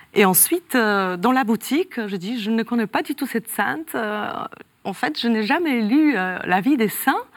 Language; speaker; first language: French; non-native, fluent; Polish